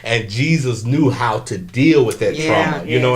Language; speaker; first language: English; native; English